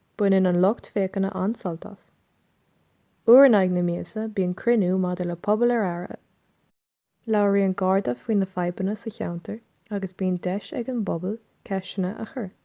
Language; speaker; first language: Irish; non-native, local second language; English